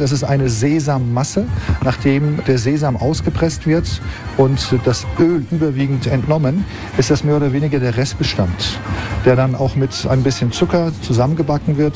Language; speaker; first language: German; non-native, fluent; Turkish